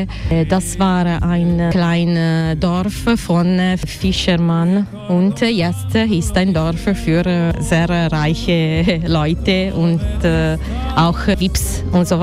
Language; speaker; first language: German; non-native, fluent; Italian